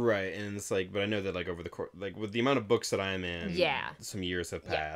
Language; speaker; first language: English; native; English